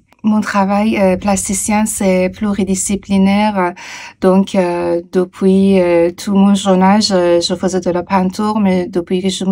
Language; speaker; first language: French; non-native, fluent; Persian